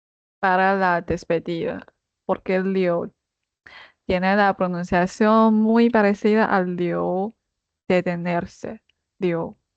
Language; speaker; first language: Spanish; non-native, fluent; Chinese